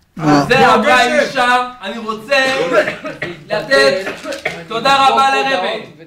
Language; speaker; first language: Hebrew; non-native, fluent; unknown